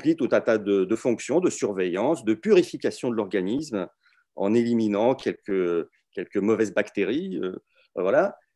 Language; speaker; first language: French; early bilingual, other home language; Russian